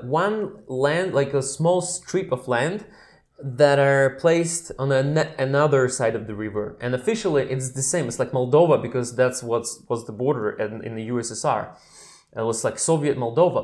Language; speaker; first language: English; non-native, fluent; Russian